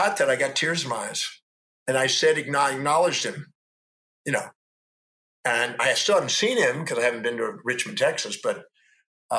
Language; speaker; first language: English; native; English